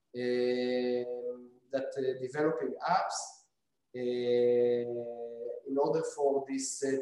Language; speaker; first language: English; non-native, fluent; Hebrew